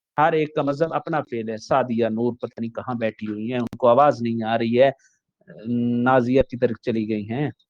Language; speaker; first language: Urdu; non-native, local second language; Punjabi